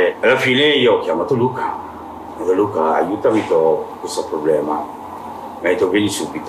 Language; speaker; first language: Italian; non-native, fluent; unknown